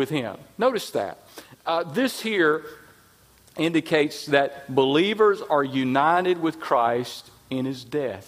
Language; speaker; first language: English; native; English